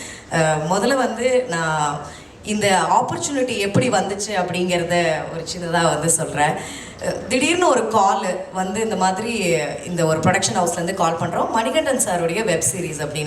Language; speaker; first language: Tamil; native; Tamil